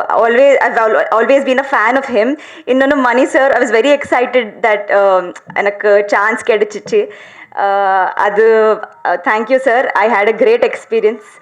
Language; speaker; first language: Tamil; non-native, learner; Telugu